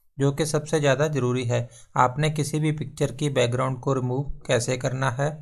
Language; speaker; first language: Hindi; non-native, local second language; Punjabi